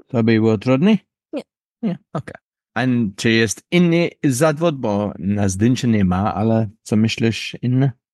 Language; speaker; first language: Polish; non-native, learner; English